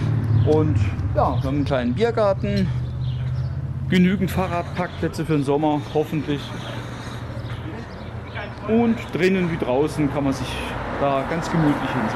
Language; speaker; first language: German; native; German